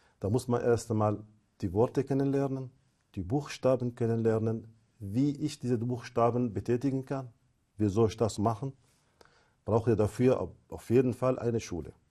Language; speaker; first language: German; non-native, fluent; Arabic